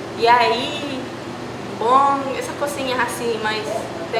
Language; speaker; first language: Portuguese; non-native, fluent; Spanish